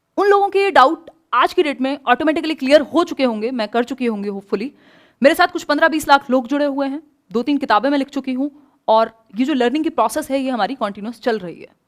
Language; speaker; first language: Hindi; native; Hindi